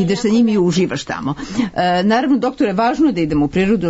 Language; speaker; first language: Serbian; native; Serbian